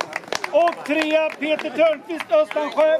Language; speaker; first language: Swedish; native; Swedish